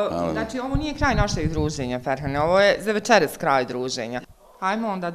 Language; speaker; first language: Croatian; native; Croatian